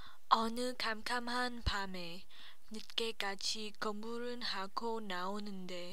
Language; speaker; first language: Korean; non-native, learner; English